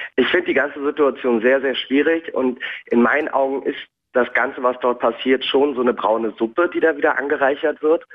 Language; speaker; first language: German; native; German